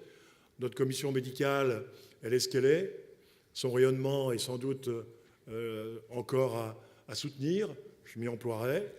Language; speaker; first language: French; native; French